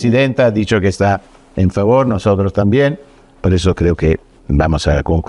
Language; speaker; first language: Spanish; non-native, fluent; Italian